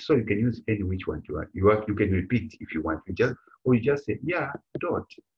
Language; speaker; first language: English; non-native, local second language; Bemba